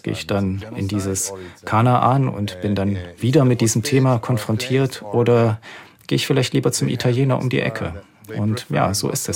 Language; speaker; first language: German; native; German